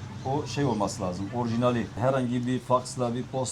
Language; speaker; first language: Turkish; native; Turkish